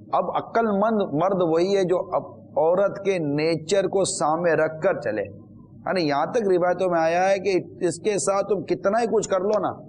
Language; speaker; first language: Urdu; native; Urdu